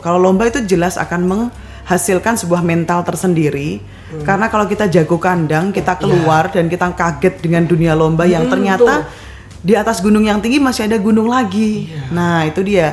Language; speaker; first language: Indonesian; native; Indonesian